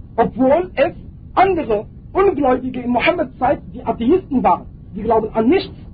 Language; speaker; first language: German; non-native, fluent; Arabic